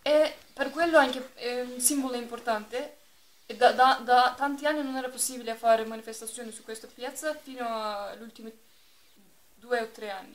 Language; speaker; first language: Italian; non-native, fluent; Turkish